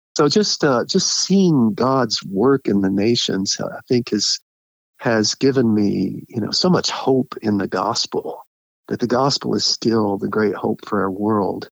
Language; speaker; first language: English; native; English